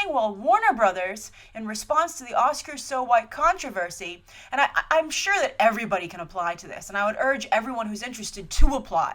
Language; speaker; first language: English; native; English